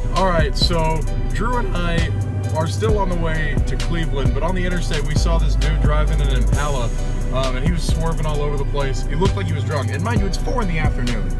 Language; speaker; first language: English; native; English